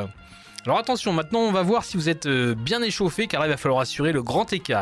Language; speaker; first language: French; native; French